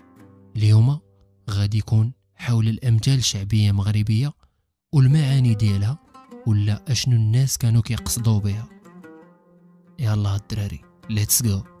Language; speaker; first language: Arabic; native; Arabic